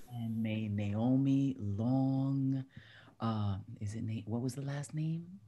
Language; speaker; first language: English; early bilingual, other home language; Spanish